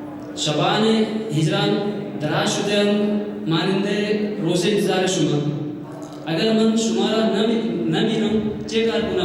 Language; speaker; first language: Persian; non-native, learner; Hindi